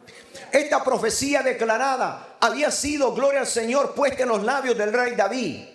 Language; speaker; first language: Spanish; native; Spanish